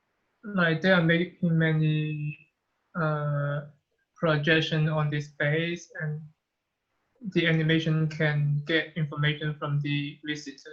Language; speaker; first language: English; non-native, fluent; Chinese